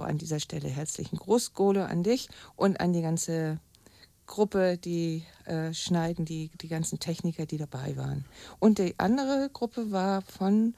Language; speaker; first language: German; native; German